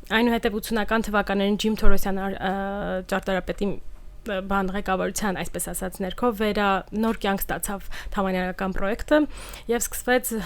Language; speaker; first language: Armenian; early bilingual, heritage; Armenian